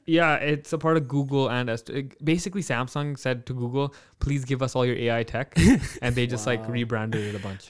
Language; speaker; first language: English; early bilingual, other home language; Punjabi